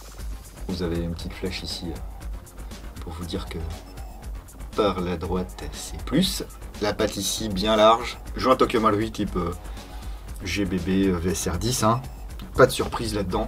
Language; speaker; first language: French; native; French